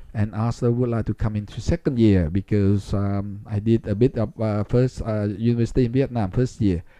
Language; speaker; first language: English; non-native, fluent; Vietnamese